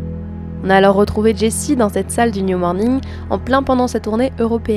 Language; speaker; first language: French; native; French